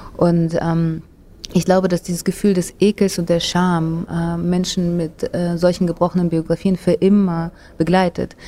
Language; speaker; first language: German; early bilingual, other home language; Russian